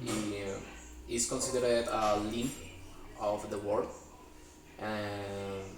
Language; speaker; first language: English; non-native, learner; Spanish